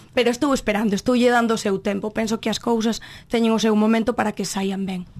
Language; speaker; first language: Galician; native; Galician